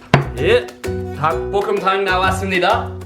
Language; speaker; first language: Korean; non-native, learner; English